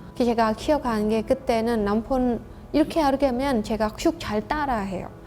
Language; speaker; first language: Korean; non-native, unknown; Khmer